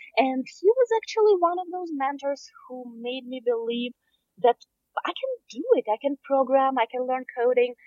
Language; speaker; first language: English; non-native, fluent; Russian